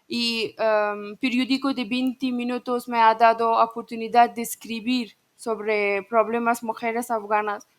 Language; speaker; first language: Spanish; non-native, learner; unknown